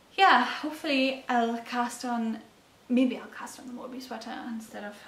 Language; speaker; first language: English; non-native, fluent; German